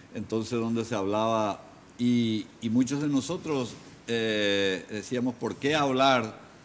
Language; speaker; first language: Spanish; native; Spanish